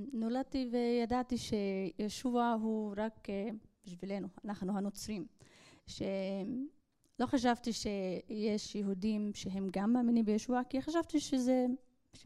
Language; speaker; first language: Hebrew; non-native, local second language; Arabic